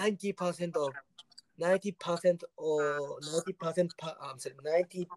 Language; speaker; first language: English; non-native, learner; Japanese